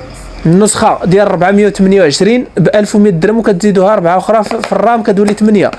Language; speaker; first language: Arabic; native; Arabic